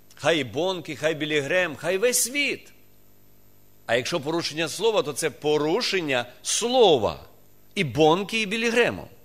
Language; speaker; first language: Ukrainian; non-native, local second language; Russian